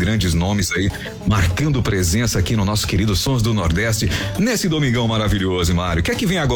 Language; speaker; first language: Portuguese; native; Portuguese